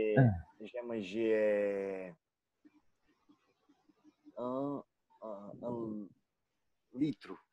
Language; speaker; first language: French; non-native, learner; Portuguese